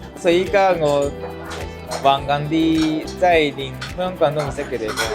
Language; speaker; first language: Cantonese; non-native, fluent; Japanese